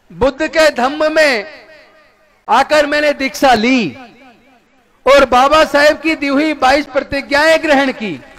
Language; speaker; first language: Hindi; native; Hindi